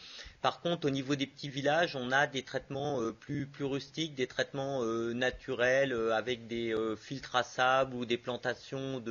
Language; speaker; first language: French; native; French